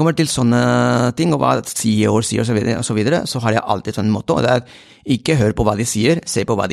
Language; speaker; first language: Norwegian; non-native, fluent; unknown